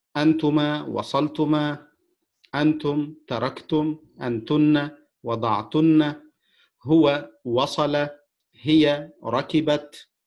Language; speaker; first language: Arabic; non-native, fluent; Indonesian